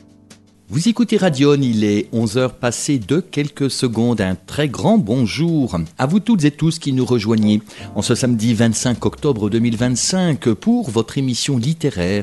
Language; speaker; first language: French; native; French